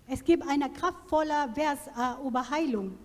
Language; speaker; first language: German; non-native, fluent; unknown